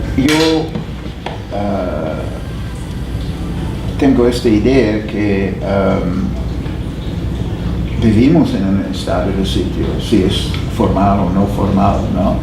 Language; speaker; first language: Spanish; non-native, fluent; English